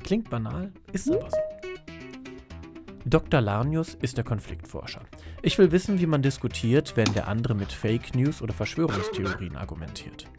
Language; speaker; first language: German; native; German